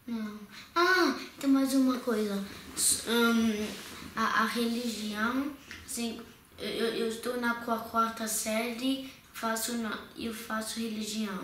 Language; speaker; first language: Portuguese; early bilingual, heritage; Portuguese